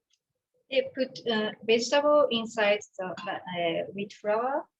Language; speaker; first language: English; non-native, learner; Japanese